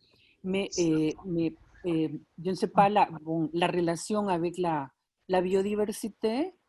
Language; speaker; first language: French; non-native, fluent; Spanish